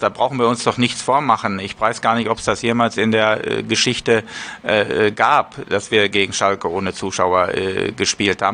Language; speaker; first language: German; native; German